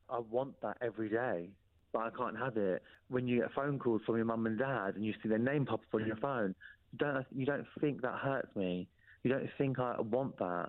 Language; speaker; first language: English; native; English